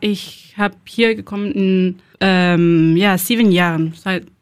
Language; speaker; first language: German; non-native, learner; Spanish